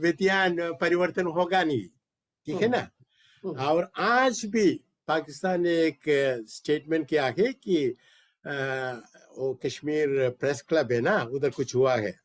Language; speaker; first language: Hindi; non-native, local second language; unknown